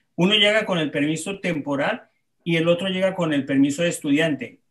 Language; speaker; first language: Spanish; native; Spanish